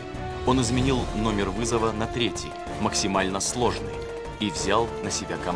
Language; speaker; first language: Russian; native; Russian